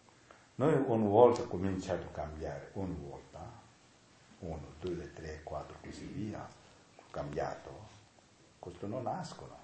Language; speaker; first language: Italian; non-native, learner; Tibetan